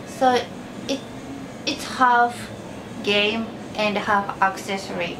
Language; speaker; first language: English; non-native, fluent; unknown